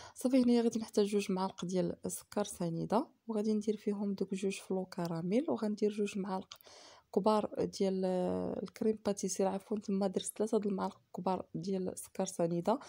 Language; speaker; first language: Arabic; native; Arabic